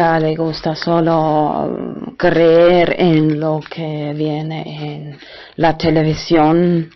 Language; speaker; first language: Spanish; non-native, fluent; German